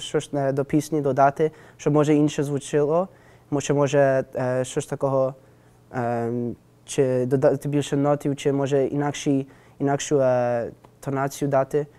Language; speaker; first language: Ukrainian; early bilingual, heritage; English